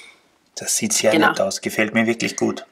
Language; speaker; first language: German; native; German